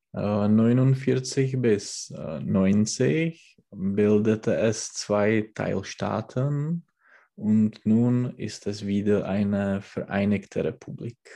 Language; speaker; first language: German; non-native, learner; Czech